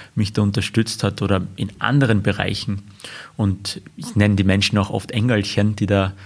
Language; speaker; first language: German; early bilingual, other home language; Armenian